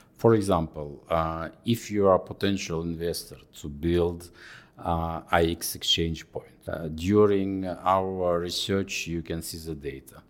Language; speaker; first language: English; non-native, fluent; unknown